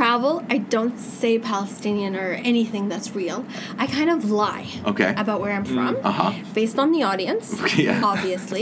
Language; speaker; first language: English; native; English